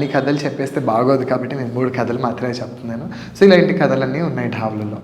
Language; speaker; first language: Telugu; non-native, local second language; Lambadi